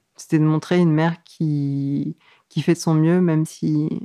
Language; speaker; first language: French; native; French